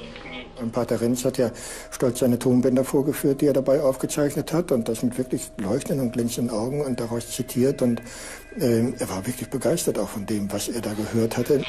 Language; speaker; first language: German; native; German